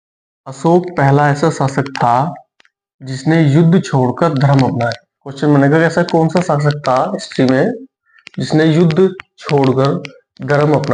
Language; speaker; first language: Hindi; native; Hindi